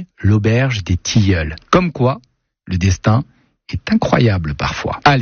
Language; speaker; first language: French; native; French